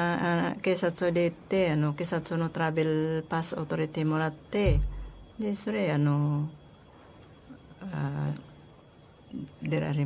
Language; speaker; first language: Japanese; non-native, learner; Filipino